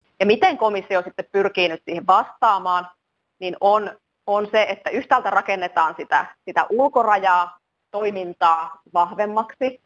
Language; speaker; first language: Finnish; native; Finnish